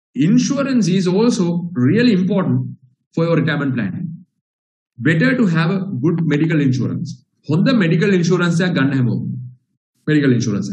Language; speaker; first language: English; non-native, local second language; Sinhala